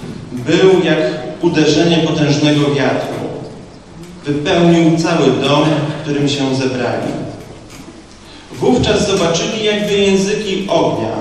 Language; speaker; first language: Polish; native; Polish